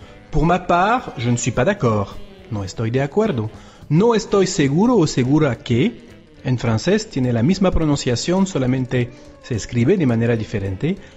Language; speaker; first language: Spanish; native; Spanish